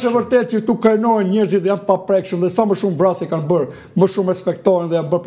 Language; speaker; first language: Albanian; native; Albanian